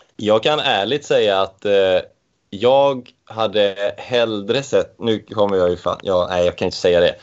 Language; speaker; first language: Swedish; native; Swedish